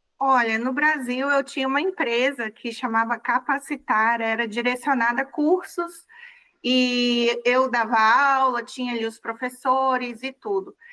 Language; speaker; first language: Portuguese; native; Portuguese